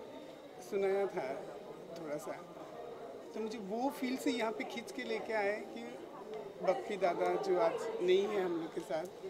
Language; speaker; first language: Hindi; non-native, fluent; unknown